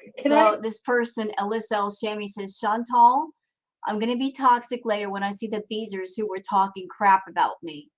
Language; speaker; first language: English; native; English